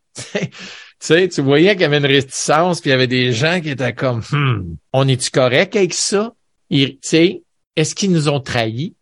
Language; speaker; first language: French; native; French